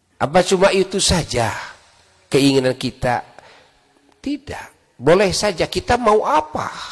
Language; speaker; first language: Indonesian; non-native, local second language; Sundanese